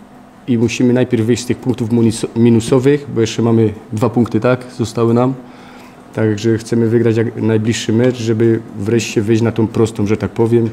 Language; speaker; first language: Polish; native; Polish